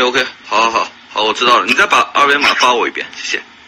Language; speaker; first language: Chinese; native; Chinese